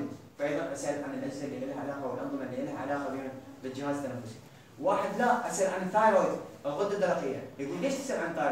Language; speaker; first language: Arabic; native; Arabic